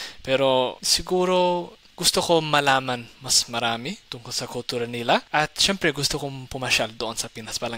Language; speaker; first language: Filipino; non-native, fluent; Somali